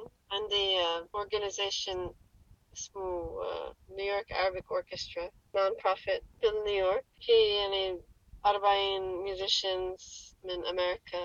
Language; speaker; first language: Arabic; early bilingual, heritage; English